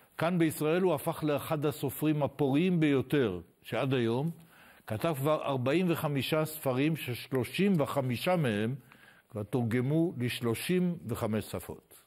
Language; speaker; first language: Hebrew; native; Hebrew